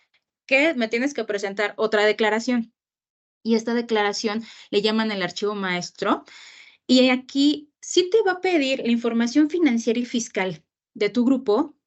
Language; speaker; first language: Spanish; native; Spanish